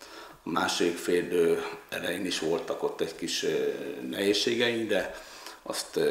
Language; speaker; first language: Hungarian; native; Hungarian